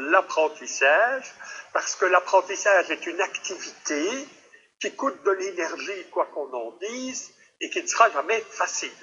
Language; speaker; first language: French; native; French